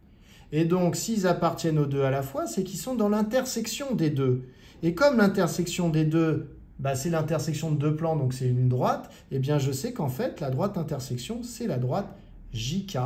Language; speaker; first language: French; native; French